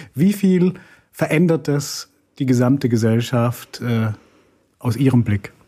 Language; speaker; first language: German; native; German